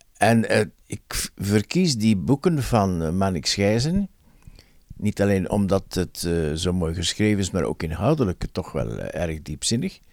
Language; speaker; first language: Dutch; native; Dutch